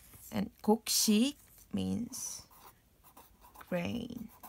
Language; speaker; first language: English; non-native, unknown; Korean